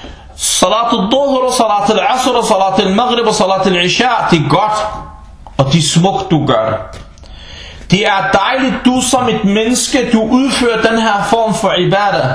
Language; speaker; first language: Danish; non-native, fluent; Arabic